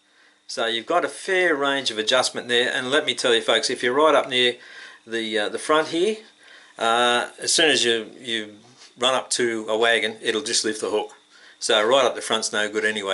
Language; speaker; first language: English; native; English